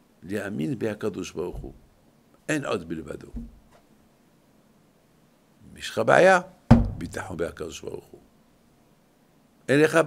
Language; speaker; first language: Hebrew; non-native, fluent; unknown